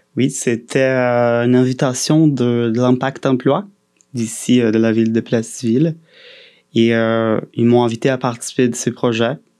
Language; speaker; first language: French; non-native, fluent; Portuguese